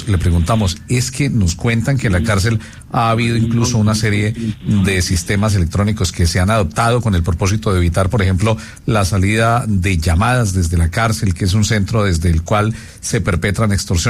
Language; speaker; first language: Spanish; native; Spanish